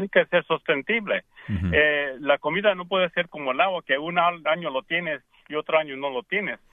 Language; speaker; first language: Spanish; early bilingual, heritage; Spanish